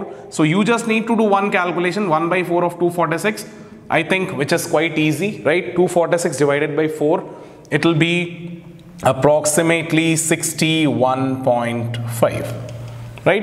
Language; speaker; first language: English; non-native, local second language; Hindi